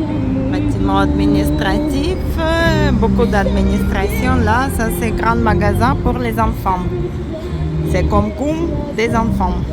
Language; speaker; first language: French; non-native, learner; Russian